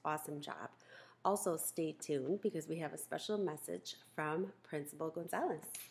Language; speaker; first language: English; native; English